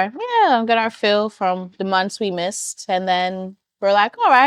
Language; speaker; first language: English; native; English